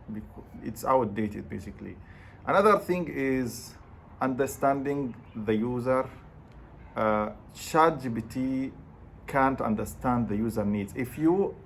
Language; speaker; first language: English; non-native, fluent; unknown